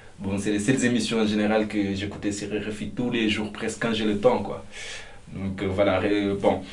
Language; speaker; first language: French; non-native, local second language; Fula